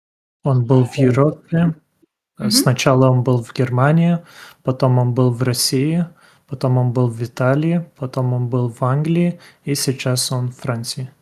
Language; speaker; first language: Russian; non-native, learner; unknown